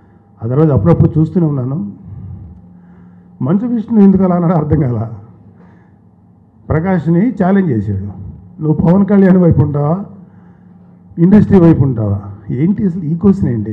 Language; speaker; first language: Telugu; native; Telugu